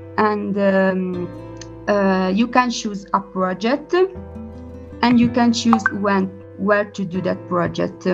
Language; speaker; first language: English; non-native, learner; Italian